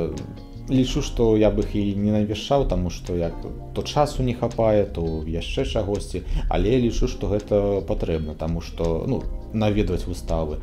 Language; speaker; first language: Belarusian; non-native, local second language; Russian